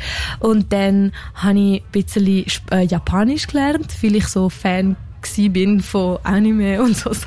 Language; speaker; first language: German; non-native, local second language; French